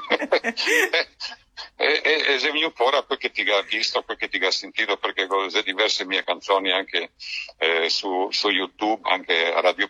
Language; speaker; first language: Italian; non-native, fluent; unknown